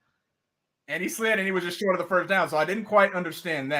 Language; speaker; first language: English; native; English